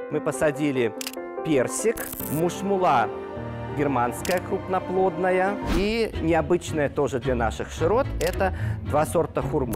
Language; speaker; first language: Russian; native; Russian